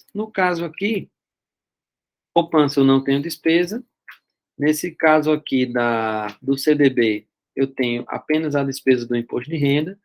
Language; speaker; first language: Portuguese; native; Portuguese